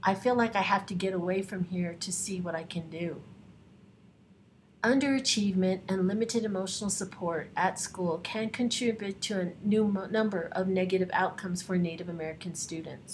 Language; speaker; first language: English; native; English